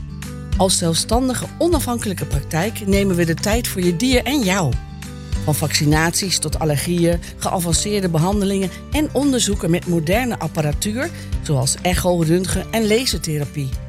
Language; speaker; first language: Dutch; native; Dutch